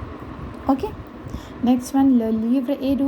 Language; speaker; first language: French; non-native, fluent; Hindi